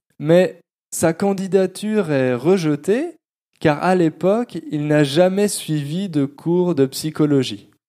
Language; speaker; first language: French; native; French